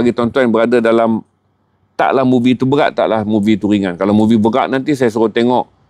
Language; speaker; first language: Malay; native; Malay